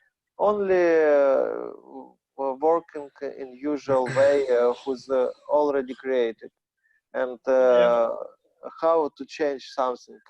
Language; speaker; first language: English; non-native, learner; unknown